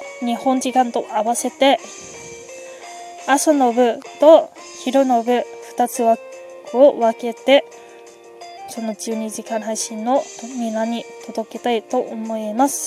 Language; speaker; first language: Japanese; non-native, learner; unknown